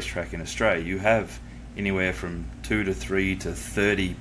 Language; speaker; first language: English; native; English